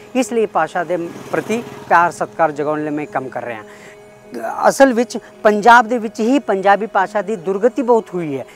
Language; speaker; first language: Punjabi; non-native, fluent; Kannada